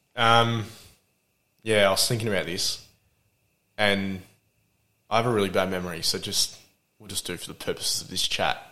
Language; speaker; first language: English; native; English